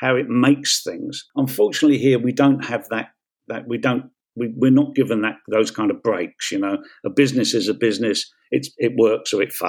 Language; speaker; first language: English; native; English